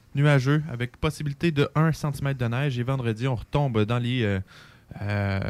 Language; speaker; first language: French; native; French